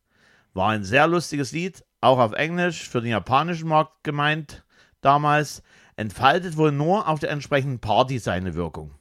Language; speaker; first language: German; native; German